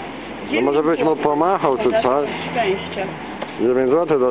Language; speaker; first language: Polish; native; Polish